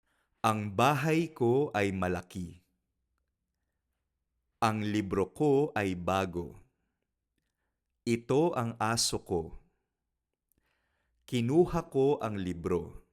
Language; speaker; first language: Filipino; non-native, fluent; Spanish